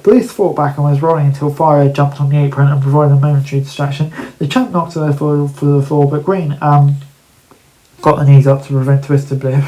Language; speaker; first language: English; native; English